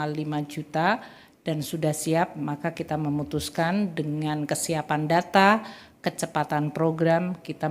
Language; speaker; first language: Indonesian; native; Indonesian